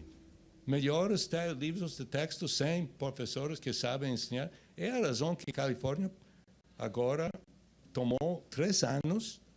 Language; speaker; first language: Portuguese; non-native, fluent; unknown